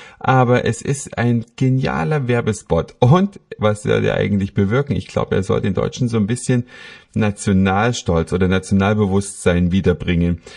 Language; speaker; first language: German; native; German